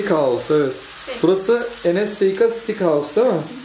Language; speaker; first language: Turkish; native; Turkish